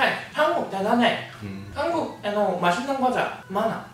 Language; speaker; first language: Korean; non-native, learner; Japanese